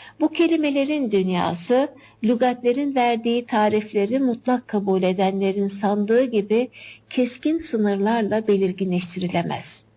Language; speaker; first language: Turkish; native; Turkish